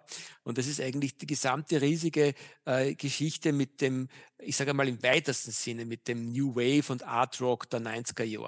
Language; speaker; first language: German; native; German